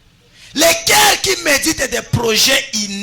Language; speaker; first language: Haitian Creole; non-native, local second language; Lingala